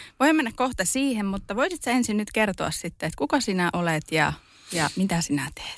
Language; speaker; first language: Finnish; early bilingual, other home language; Estonian